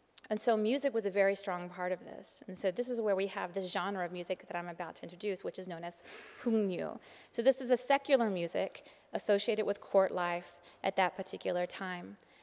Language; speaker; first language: English; native; English